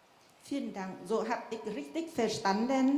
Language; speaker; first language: German; non-native, fluent; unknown